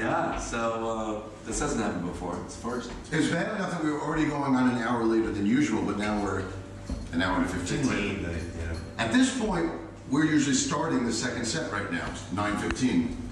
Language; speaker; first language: English; native; English